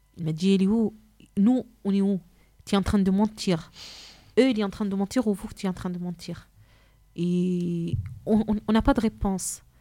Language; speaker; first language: French; non-native, local second language; Arabic